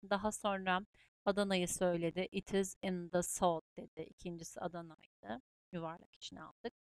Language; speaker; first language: Turkish; native; Turkish